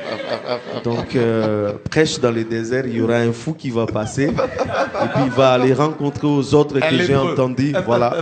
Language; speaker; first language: French; non-native, local second language; Lingala